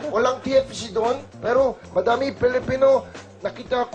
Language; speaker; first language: Filipino; non-native, learner; Korean